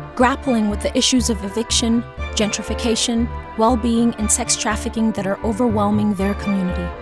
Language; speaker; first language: English; non-native, local second language; Hausa